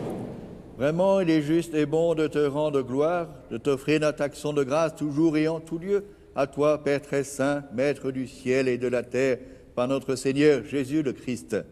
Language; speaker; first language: French; native; French